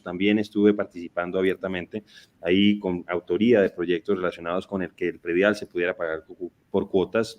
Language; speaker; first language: Spanish; native; Spanish